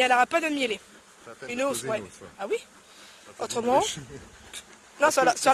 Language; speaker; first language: French; native; French